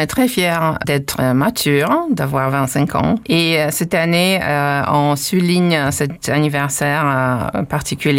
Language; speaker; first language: French; non-native, fluent; Polish